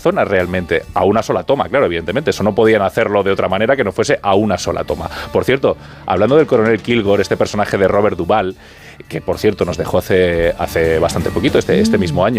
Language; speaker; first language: Spanish; native; Spanish